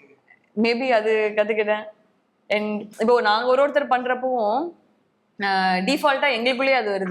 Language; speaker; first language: Tamil; native; Tamil